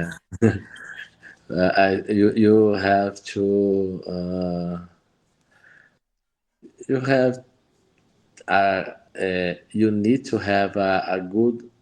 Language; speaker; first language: English; non-native, learner; Portuguese